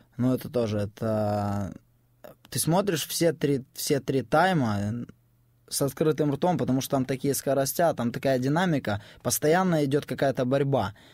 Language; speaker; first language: Russian; native; Russian